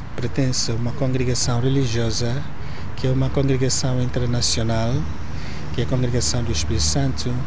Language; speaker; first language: Portuguese; non-native, fluent; Igbo